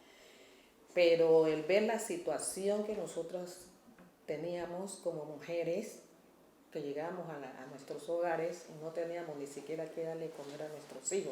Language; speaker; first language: Spanish; native; Spanish